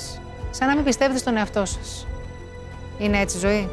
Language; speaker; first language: Greek; native; Greek